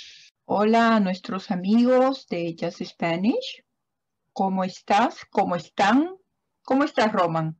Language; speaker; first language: Spanish; non-native, fluent; German